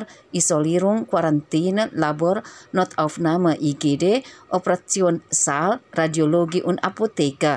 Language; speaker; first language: German; non-native, fluent; Indonesian